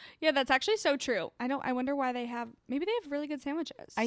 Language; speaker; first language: English; native; English